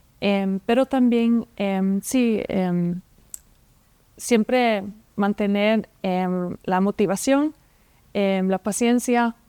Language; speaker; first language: Spanish; non-native, fluent; German